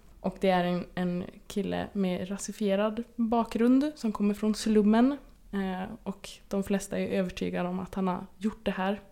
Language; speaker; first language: Swedish; native; Swedish